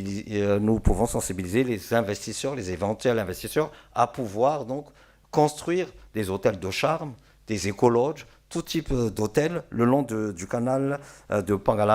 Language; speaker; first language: French; non-native, local second language; Malagasy